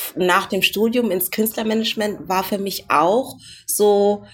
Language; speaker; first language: German; native; German